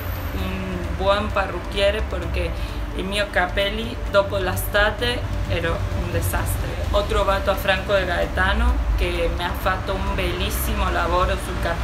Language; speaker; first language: Italian; non-native, learner; Spanish